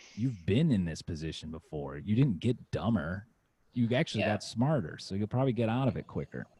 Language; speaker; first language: English; native; English